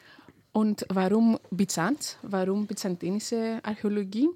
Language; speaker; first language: German; non-native, fluent; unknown